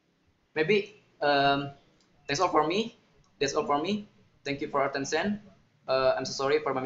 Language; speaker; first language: English; non-native, learner; Indonesian